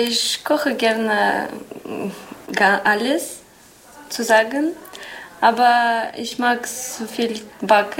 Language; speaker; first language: German; non-native, learner; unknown